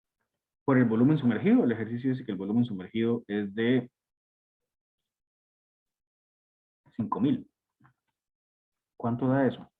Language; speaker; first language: Spanish; native; Spanish